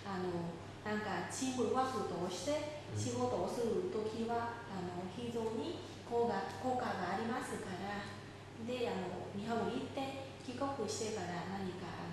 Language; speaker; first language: Japanese; non-native, fluent; Vietnamese